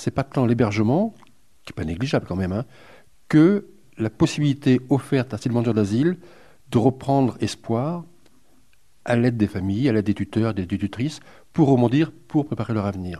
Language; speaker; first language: French; native; French